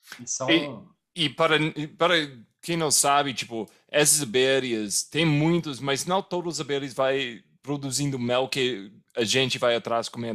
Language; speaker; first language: Portuguese; non-native, fluent; English